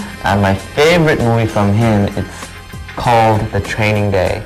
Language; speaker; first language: English; non-native, fluent; Chinese